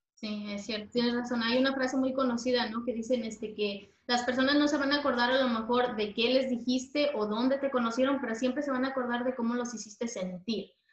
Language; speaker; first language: Spanish; native; Spanish